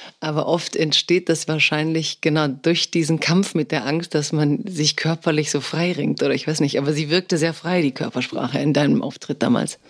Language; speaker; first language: German; early bilingual, other home language; Croatian